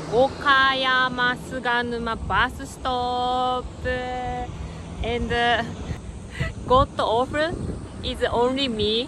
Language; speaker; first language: English; non-native, learner; Japanese